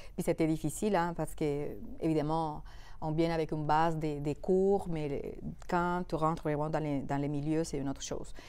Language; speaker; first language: French; non-native, fluent; Spanish